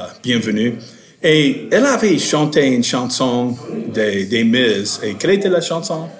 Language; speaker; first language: French; non-native, fluent; English